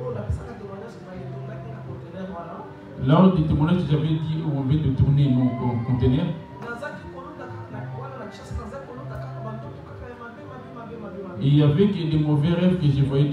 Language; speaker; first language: French; non-native, local second language; Lingala